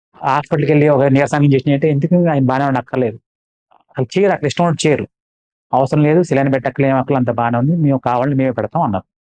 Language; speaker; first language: Telugu; non-native, local second language; Malayalam